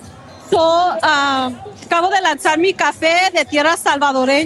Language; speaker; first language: Spanish; early bilingual, heritage; English